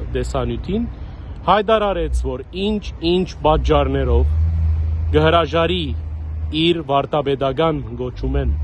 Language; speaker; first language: Armenian; early bilingual, heritage; Armenian